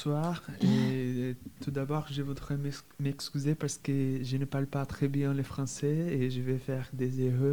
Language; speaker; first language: French; non-native, fluent; Portuguese